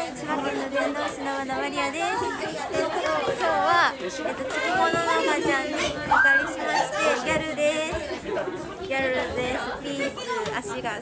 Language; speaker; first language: Japanese; native; Japanese